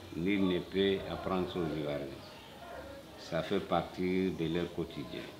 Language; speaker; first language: French; non-native, local second language; Bambara